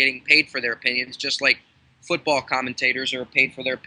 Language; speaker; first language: English; native; English